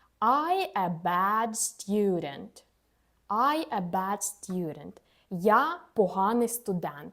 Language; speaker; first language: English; non-native, fluent; Ukrainian